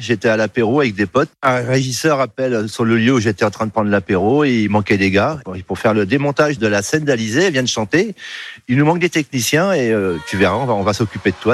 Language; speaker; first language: French; native; French